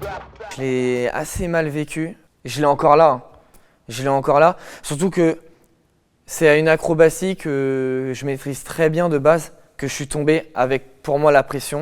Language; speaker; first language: French; native; French